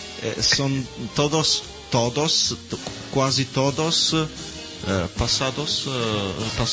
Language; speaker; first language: Spanish; non-native, learner; Italian